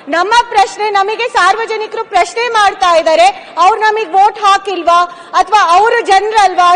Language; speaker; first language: Kannada; native; Kannada